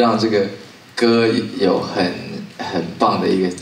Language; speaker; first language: Chinese; native; Chinese